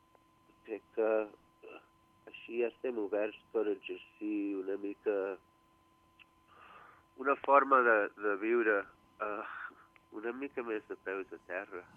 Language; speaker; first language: Catalan; early bilingual, heritage; Catalan